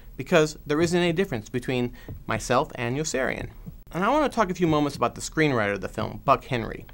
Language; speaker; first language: English; native; English